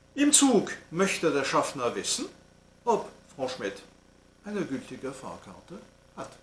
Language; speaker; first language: German; non-native, fluent; French